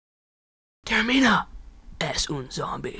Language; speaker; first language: Spanish; non-native, learner; English